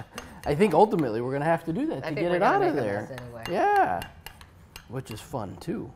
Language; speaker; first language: English; native; English